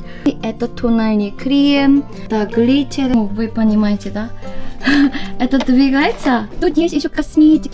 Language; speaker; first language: Russian; non-native, learner; Korean